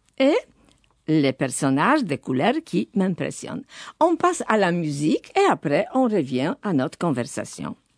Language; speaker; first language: French; non-native, fluent; Polish